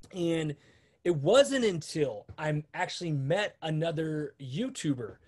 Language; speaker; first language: English; native; English